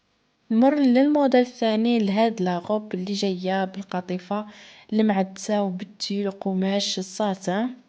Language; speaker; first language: Arabic; native; Arabic